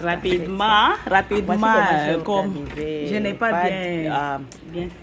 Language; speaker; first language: French; non-native, local second language; Swahili